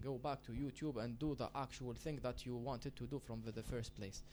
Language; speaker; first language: English; non-native, fluent; Arabic